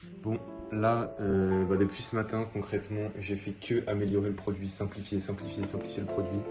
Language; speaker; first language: French; native; French